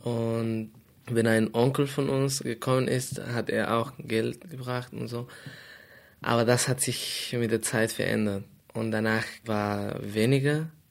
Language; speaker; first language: German; non-native, fluent; Spanish